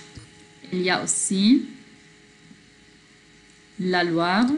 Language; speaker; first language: French; non-native, fluent; Arabic